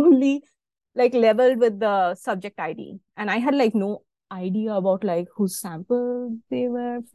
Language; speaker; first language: English; non-native, local second language; Bangla